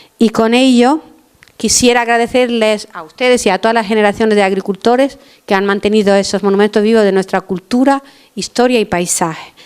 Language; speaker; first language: Spanish; non-native, fluent; Albanian